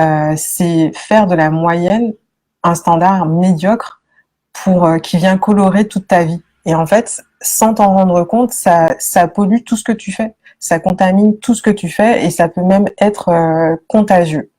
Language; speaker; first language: French; native; French